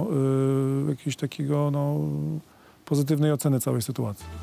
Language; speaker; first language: Polish; native; Polish